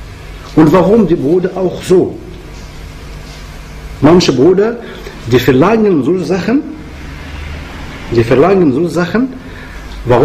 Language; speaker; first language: German; non-native, fluent; Arabic